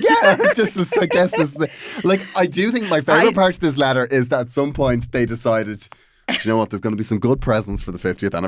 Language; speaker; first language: English; native; English